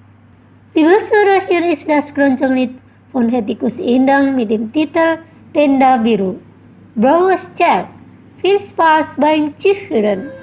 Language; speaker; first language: German; non-native, fluent; Indonesian